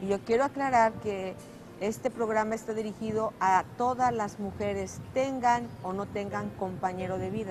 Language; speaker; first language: Spanish; native; Spanish